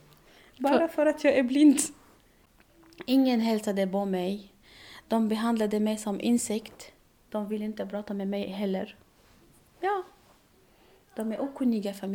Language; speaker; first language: Swedish; non-native, learner; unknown